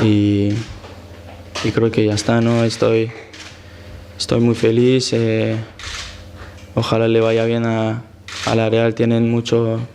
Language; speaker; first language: Spanish; non-native, fluent; French